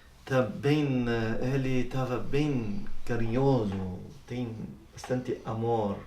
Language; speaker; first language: Portuguese; non-native, learner; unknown